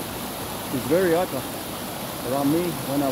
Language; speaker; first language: English; non-native, learner; French